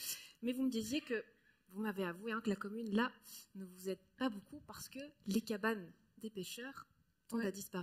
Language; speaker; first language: French; native; French